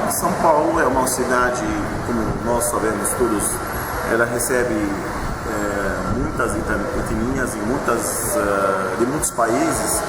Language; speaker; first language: Portuguese; non-native, fluent; Arabic